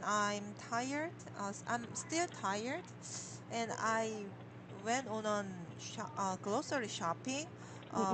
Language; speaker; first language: English; non-native, learner; Korean